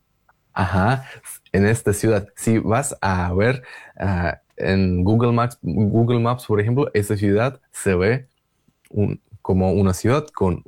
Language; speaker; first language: Spanish; non-native, fluent; Russian